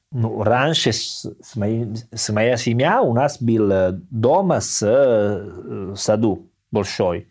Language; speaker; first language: Russian; non-native, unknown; Italian